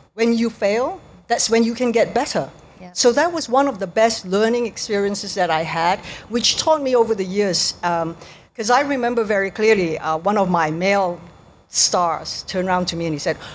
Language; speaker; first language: English; native; English